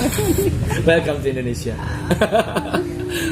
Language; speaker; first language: English; non-native, learner; Indonesian